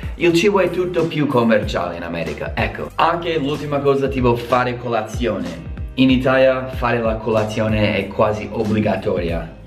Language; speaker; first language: Italian; non-native, fluent; English